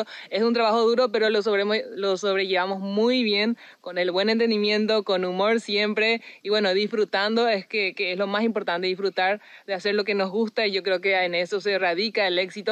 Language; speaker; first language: Spanish; native; Spanish